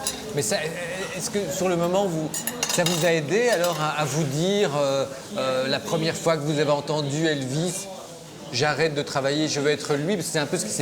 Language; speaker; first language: French; native; French